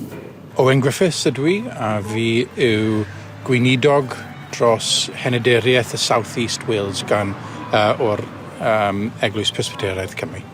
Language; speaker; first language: Welsh; native; Welsh